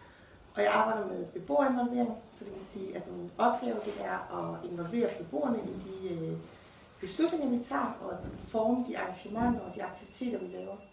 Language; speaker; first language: Danish; native; Danish